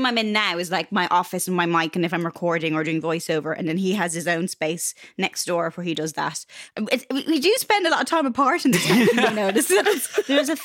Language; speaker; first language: English; native; English